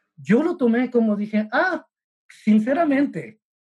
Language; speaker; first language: Spanish; native; Spanish